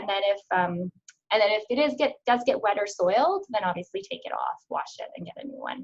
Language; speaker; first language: English; native; English